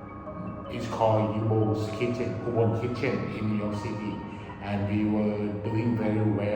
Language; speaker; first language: English; early bilingual, other home language; Thai